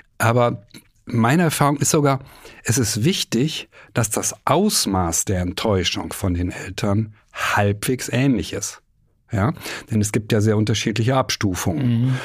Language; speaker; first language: German; native; German